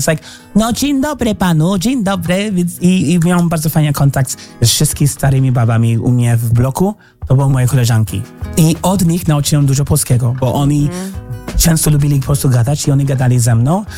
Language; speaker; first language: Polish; non-native, learner; English